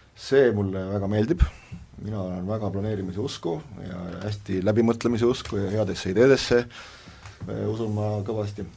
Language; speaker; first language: Estonian; native; Estonian